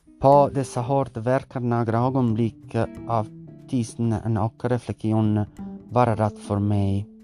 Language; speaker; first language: Swedish; non-native, learner; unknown